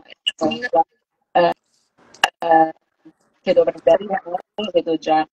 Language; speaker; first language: Italian; native; Italian